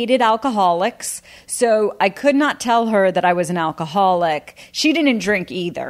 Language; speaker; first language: English; native; English